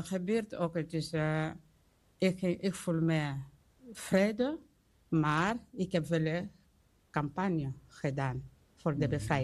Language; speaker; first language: Dutch; non-native, learner; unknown